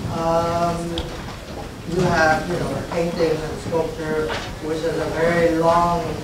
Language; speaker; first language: English; early bilingual, other home language; Vietnamese